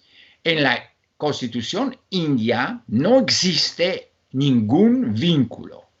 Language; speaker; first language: Spanish; non-native, fluent; Polish